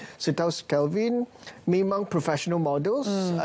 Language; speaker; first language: Malay; native; Malay